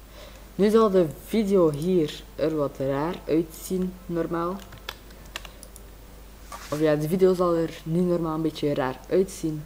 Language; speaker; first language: Dutch; native; Dutch